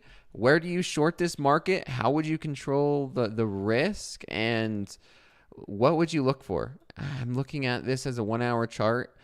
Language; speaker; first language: English; native; English